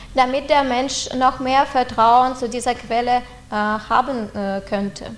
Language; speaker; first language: German; non-native, fluent; Russian